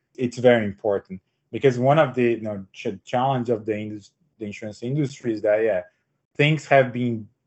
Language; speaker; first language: English; non-native, fluent; Portuguese